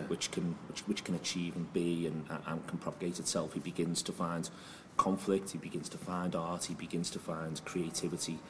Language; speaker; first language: English; native; English